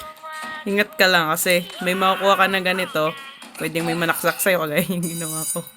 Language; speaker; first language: Filipino; native; Filipino